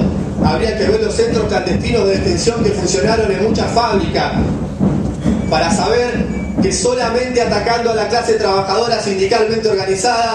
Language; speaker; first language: Spanish; native; Spanish